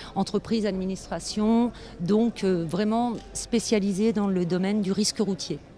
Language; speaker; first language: French; native; French